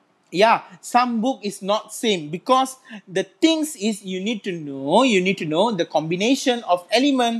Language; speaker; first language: English; non-native, local second language; Malay